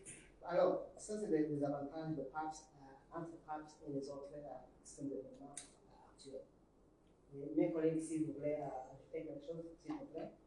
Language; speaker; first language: French; non-native, learner; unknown